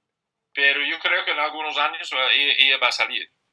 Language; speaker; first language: Spanish; non-native, fluent; English